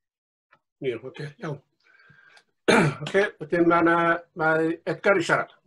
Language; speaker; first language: Welsh; native; Welsh